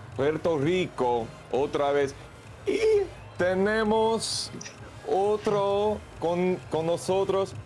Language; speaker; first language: Spanish; non-native, learner; English